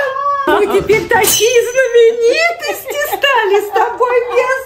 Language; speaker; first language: Russian; native; Russian